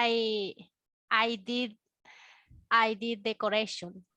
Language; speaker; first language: English; non-native, learner; Spanish